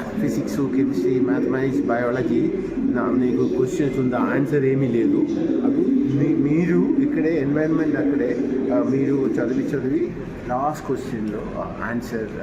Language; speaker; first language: Telugu; non-native, learner; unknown